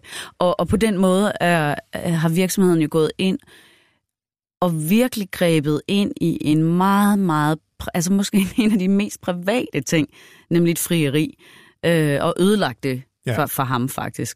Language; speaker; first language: Danish; native; Danish